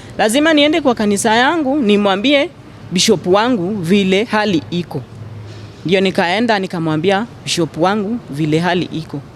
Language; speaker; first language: Swahili; non-native, local second language; Luo (Kenya and Tanzania)